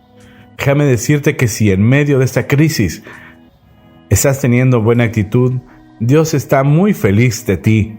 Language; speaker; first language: Spanish; native; Spanish